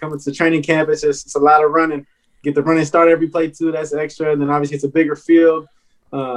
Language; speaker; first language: English; native; English